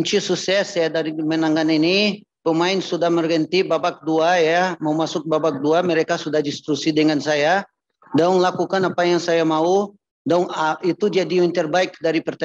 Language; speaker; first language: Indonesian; non-native, learner; Portuguese